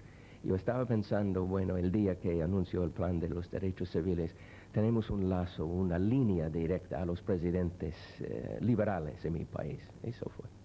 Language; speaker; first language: Spanish; non-native, fluent; English